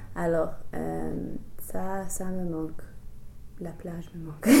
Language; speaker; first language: French; non-native, fluent; English